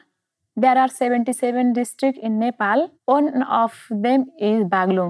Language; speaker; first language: English; non-native, learner; Nepali